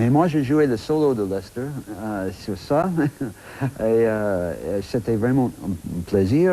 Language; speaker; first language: French; non-native, fluent; English